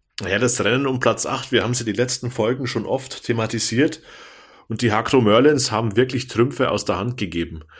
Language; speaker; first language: German; native; German